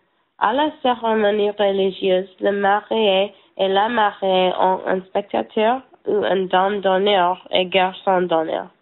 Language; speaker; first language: French; non-native, learner; English